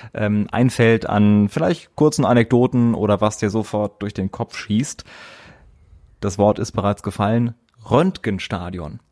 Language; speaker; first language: German; native; German